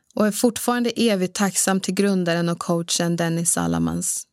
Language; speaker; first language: Swedish; early bilingual, other home language; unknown